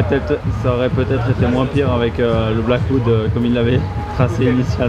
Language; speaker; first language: French; native; French